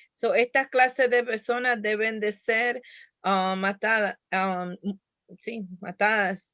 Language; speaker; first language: Spanish; early bilingual, heritage; Spanish